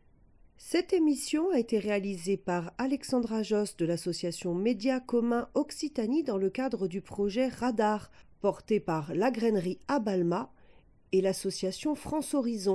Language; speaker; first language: French; native; French